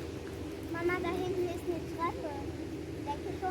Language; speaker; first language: German; early bilingual, other home language; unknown